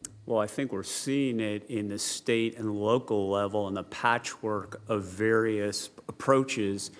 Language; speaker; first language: English; native; English